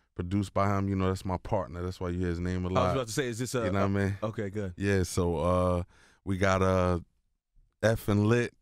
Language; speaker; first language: English; native; English